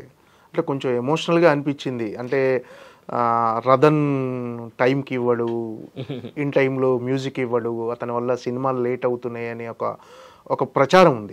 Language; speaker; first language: Telugu; native; Telugu